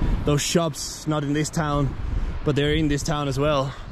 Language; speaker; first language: English; non-native, fluent; Danish